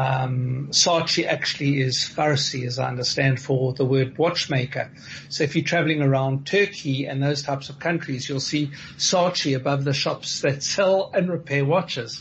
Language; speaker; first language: English; native; English